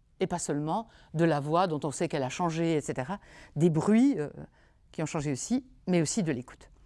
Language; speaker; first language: French; native; French